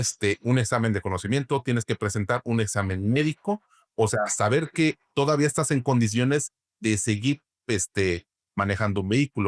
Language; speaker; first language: Spanish; native; Spanish